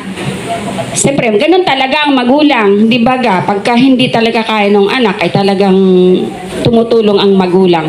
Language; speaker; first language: Filipino; native; Filipino